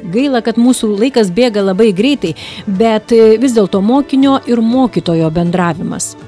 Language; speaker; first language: Lithuanian; native; Lithuanian